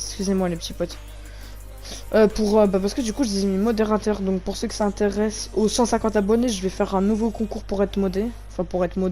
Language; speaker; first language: French; native; French